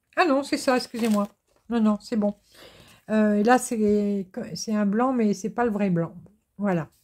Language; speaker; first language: French; native; French